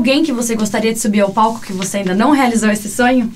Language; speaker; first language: Portuguese; native; Portuguese